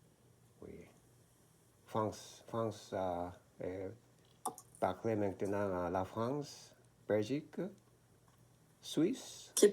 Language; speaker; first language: French; non-native, learner; Korean